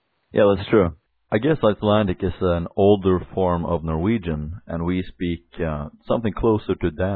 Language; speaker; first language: English; non-native, fluent; Norwegian